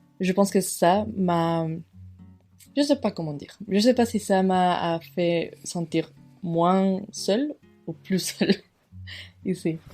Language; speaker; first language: French; non-native, fluent; Spanish